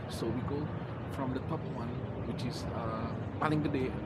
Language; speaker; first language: English; non-native, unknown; Indonesian